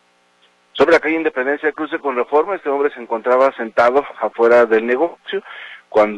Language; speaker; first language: Spanish; native; Spanish